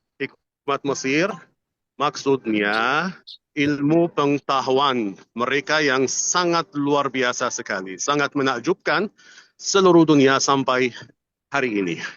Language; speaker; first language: Indonesian; non-native, fluent; Arabic